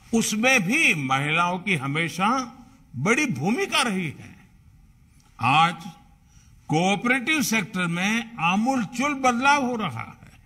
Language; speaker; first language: Hindi; non-native, local second language; Gujarati